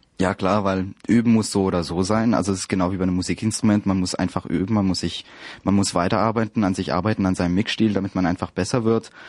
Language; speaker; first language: German; early bilingual, other home language; French